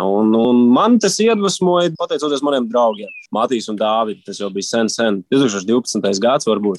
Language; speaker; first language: Latvian; native; Latvian